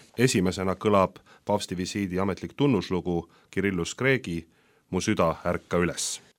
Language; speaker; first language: Estonian; native; Estonian